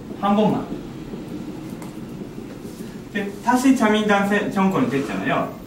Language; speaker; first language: Korean; non-native, learner; Japanese